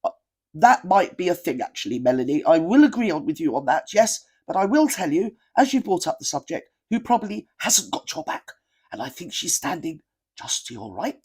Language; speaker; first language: English; native; English